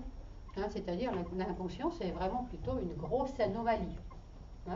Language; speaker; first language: French; native; French